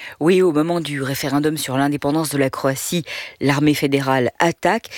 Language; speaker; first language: French; native; French